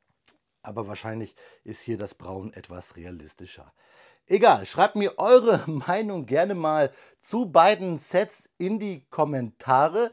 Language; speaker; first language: German; native; German